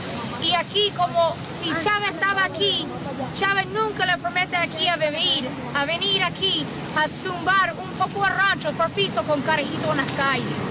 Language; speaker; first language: Spanish; non-native, learner; English